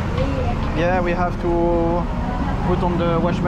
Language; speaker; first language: English; non-native, learner; French